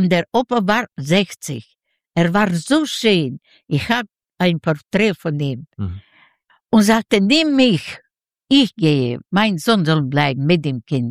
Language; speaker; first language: German; non-native, learner; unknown